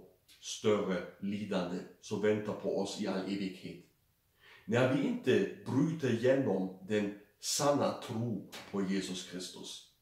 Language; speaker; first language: Swedish; non-native, fluent; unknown